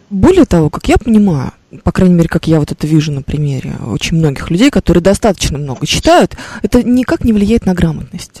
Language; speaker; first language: Russian; native; Russian